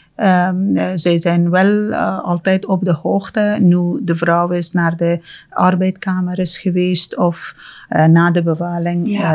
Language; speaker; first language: Dutch; non-native, fluent; Persian